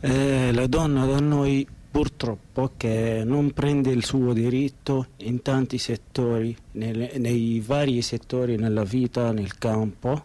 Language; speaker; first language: Italian; non-native, learner; Arabic